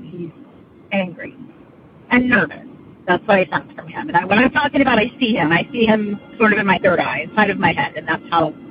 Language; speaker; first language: English; native; English